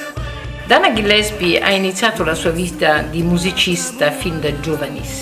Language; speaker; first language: Italian; native; Italian